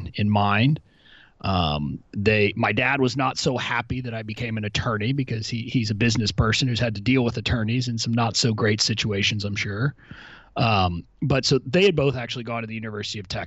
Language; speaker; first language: English; native; English